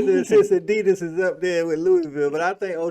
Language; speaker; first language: English; native; English